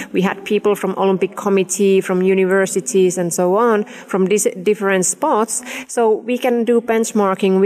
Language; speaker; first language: English; non-native, fluent; Finnish